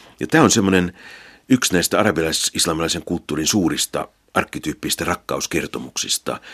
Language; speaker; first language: Finnish; native; Finnish